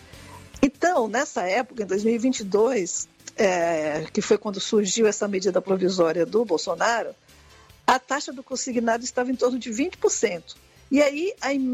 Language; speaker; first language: Portuguese; native; Portuguese